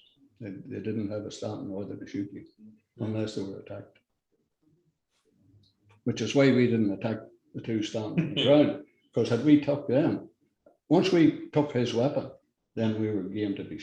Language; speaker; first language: English; native; English